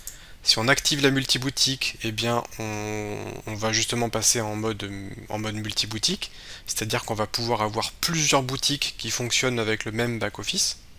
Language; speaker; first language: French; native; French